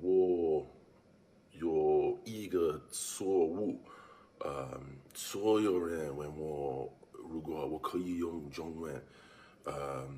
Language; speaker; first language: Chinese; non-native, learner; English